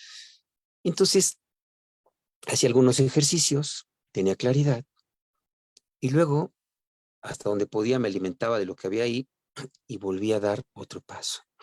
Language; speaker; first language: Spanish; native; Spanish